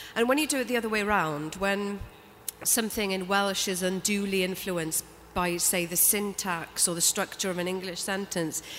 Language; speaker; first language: English; non-native, local second language; Welsh